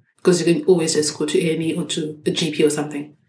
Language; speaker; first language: English; non-native, local second language; Shona